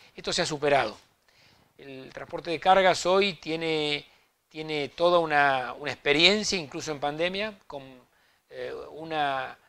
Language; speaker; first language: Spanish; native; Spanish